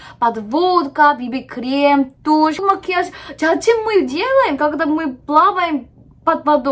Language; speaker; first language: Russian; non-native, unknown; Korean